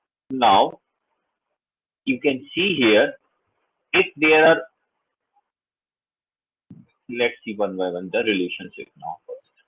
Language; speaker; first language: English; non-native, local second language; Hindi